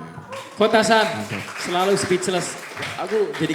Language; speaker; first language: Indonesian; native; Indonesian